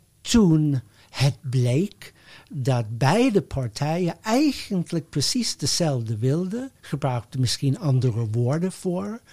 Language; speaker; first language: Dutch; non-native, fluent; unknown